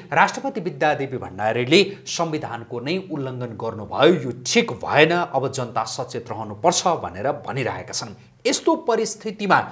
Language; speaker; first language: Nepali; native; Nepali